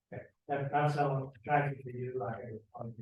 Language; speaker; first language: English; native; English